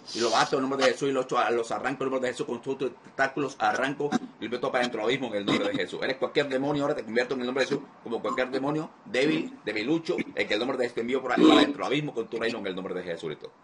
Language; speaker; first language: Spanish; native; Spanish